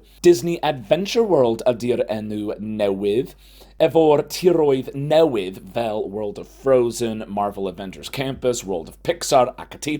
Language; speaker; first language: Welsh; non-native, fluent; English